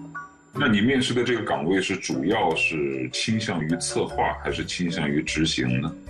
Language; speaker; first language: Chinese; native; Chinese